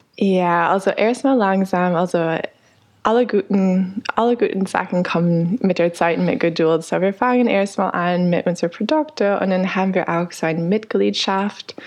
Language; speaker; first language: German; non-native, fluent; English